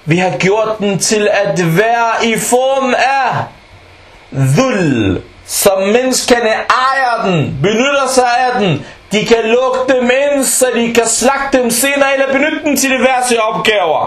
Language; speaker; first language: Danish; non-native, fluent; Arabic